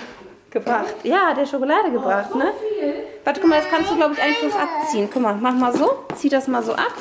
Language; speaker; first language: German; native; German